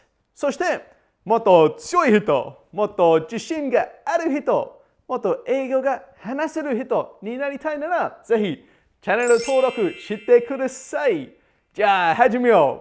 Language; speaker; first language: Japanese; non-native, learner; English